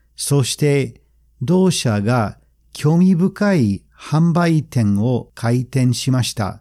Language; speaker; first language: Japanese; non-native, fluent; English